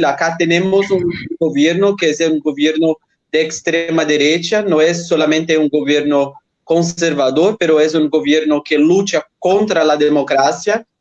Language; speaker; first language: Spanish; non-native, fluent; Portuguese